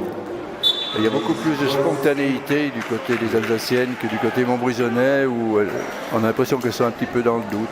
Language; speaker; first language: French; native; French